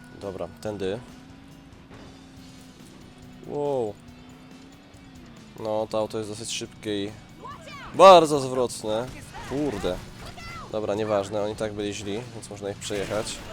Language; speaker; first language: Polish; native; Polish